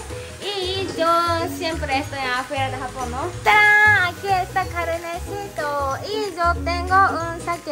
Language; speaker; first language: Spanish; non-native, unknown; Japanese